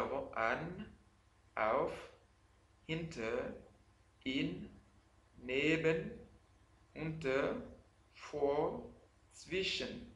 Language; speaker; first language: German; non-native, fluent; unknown